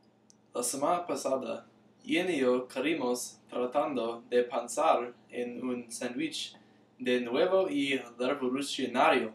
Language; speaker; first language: Spanish; non-native, learner; English